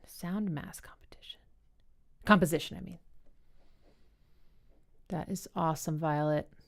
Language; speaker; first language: English; native; English